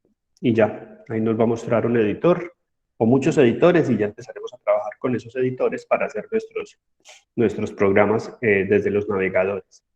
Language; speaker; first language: Spanish; native; Spanish